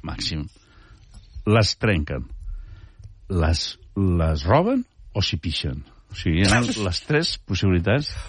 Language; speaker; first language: Catalan; early bilingual, heritage; Catalan